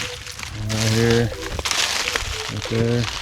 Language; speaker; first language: English; native; English